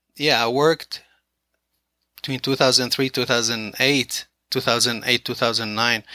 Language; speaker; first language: English; non-native, fluent; Arabic